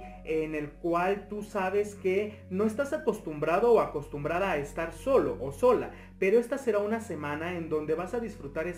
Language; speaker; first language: Spanish; native; Spanish